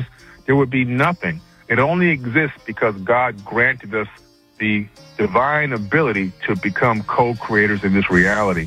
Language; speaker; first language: English; native; English